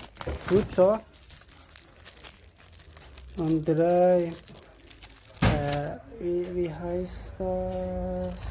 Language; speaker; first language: German; non-native, learner; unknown